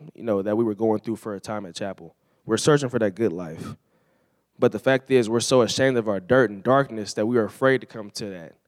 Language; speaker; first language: English; native; English